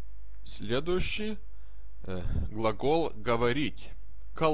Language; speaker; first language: Russian; non-native, fluent; Lithuanian